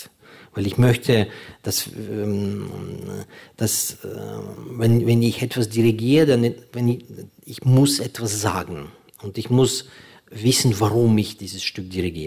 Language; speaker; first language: German; non-native, fluent; Ukrainian